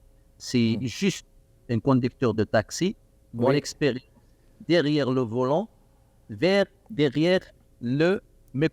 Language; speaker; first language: French; non-native, learner; Arabic